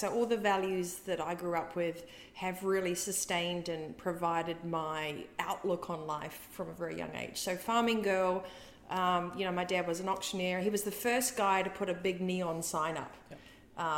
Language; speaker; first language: English; native; English